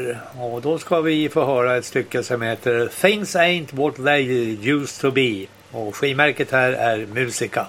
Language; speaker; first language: Swedish; native; Swedish